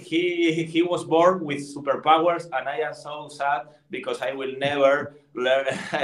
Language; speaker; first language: English; non-native, learner; Spanish